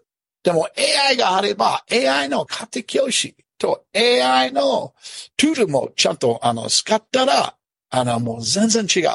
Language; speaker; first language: Japanese; non-native, fluent; English